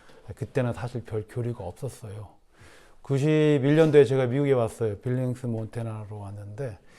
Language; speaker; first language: Korean; native; Korean